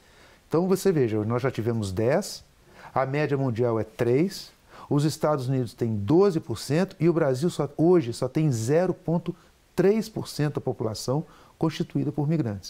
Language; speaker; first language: Portuguese; native; Portuguese